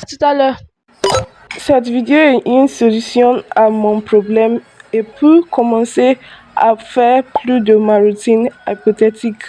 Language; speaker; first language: French; non-native, learner; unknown